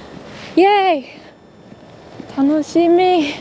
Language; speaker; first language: Japanese; non-native, learner; Dutch